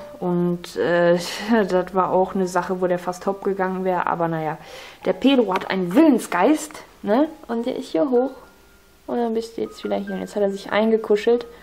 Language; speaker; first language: German; native; German